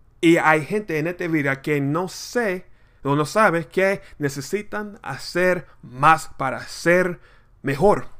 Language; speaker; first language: Spanish; non-native, learner; English